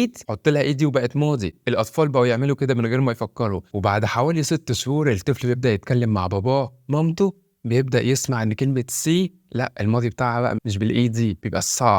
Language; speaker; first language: Arabic; native; Arabic